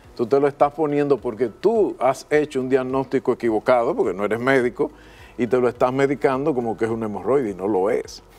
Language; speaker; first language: Spanish; native; Spanish